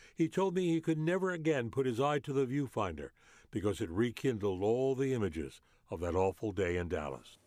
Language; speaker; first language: English; native; English